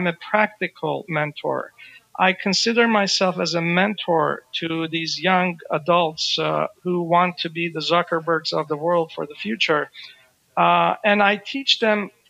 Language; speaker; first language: English; non-native, fluent; Persian